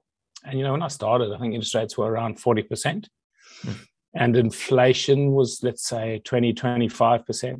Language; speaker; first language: English; native; English